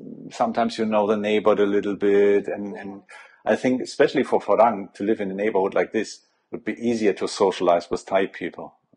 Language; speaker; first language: English; non-native, fluent; German